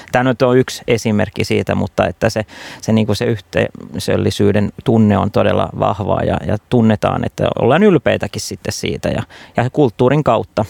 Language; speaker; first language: Finnish; non-native, local second language; Swedish